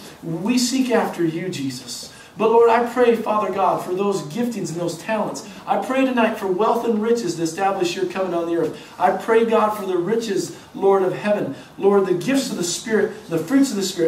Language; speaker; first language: English; native; English